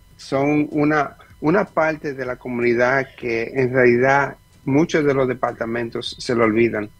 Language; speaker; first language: Spanish; early bilingual, heritage; Spanish